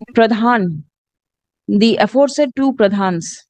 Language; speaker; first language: English; non-native, local second language; Bangla